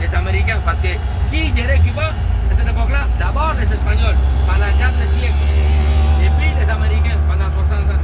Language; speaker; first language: French; native; French